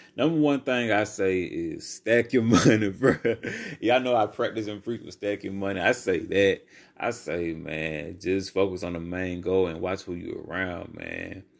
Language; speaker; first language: English; native; English